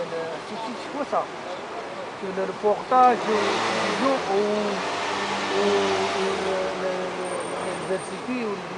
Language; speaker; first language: French; non-native, learner; Arabic